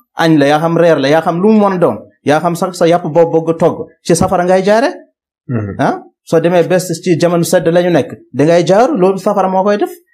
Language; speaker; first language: Wolof; non-native, local second language; Fula